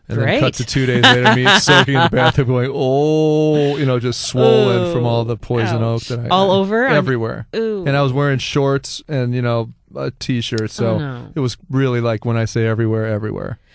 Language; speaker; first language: English; native; English